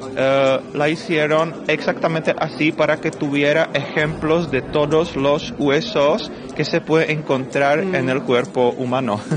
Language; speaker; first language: Spanish; non-native, fluent; Czech